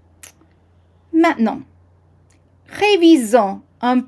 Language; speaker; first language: French; non-native, fluent; English